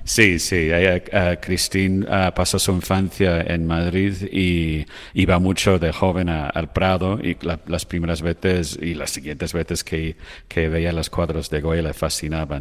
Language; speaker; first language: Spanish; non-native, fluent; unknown